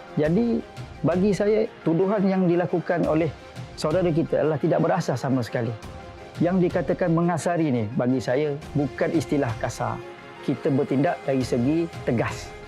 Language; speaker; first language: Malay; non-native, learner; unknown